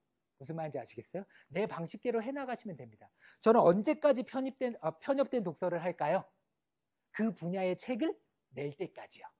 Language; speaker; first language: Korean; native; Korean